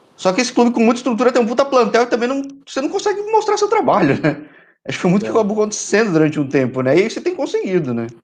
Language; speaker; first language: Portuguese; native; Portuguese